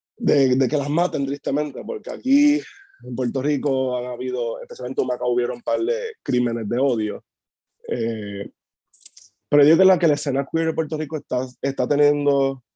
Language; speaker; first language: Spanish; native; Spanish